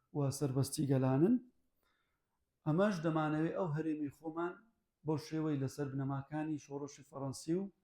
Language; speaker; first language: Central Kurdish; non-native, local second language; Kurdish